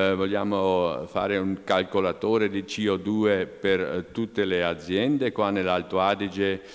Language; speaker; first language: Italian; non-native, local second language; German